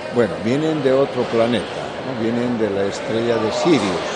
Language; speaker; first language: Spanish; native; Spanish